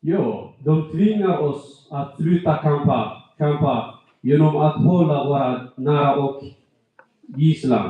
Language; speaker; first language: Swedish; non-native, fluent; Tigrinya